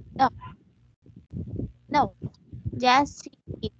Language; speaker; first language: English; non-native, learner; Vietnamese